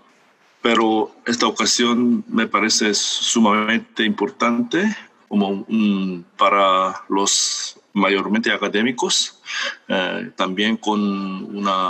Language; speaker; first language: Spanish; non-native, fluent; Korean